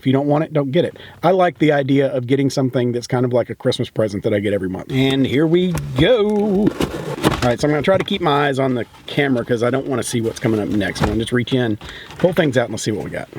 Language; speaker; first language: English; native; English